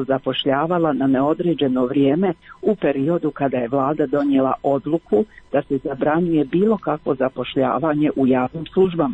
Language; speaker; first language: Croatian; native; Croatian